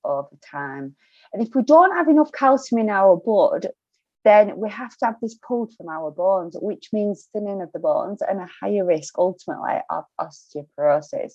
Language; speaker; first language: English; native; English